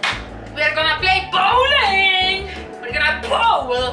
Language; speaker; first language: English; non-native, learner; Indonesian